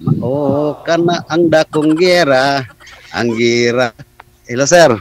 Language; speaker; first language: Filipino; non-native, local second language; Cebuano